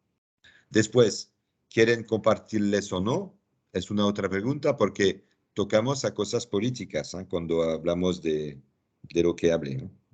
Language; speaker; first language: Spanish; non-native, fluent; French